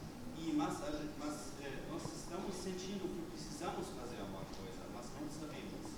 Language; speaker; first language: Portuguese; non-native, fluent; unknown